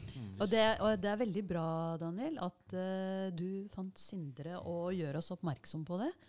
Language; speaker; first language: Norwegian; native; Norwegian